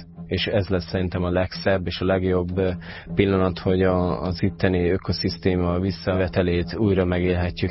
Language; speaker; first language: Hungarian; native; Hungarian